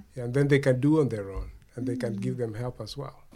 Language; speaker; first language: English; non-native, local second language; Luo (Kenya and Tanzania)